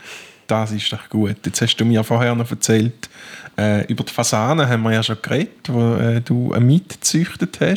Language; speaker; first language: German; native; German